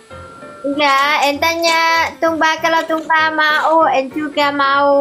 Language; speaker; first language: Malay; non-native, learner; Vietnamese